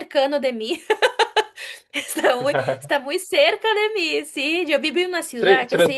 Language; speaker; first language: Spanish; non-native, fluent; Portuguese